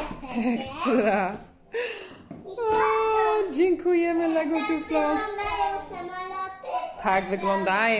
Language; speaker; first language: Polish; non-native, learner; English